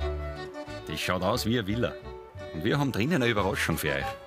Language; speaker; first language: German; native; German